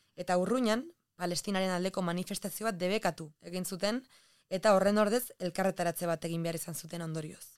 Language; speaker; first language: Basque; native; Basque